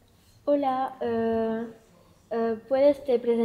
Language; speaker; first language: Spanish; non-native, learner; French